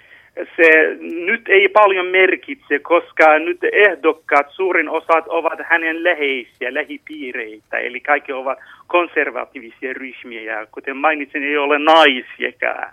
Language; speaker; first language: Finnish; non-native, fluent; Persian